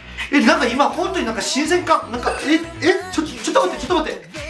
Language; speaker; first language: Japanese; non-native, fluent; Korean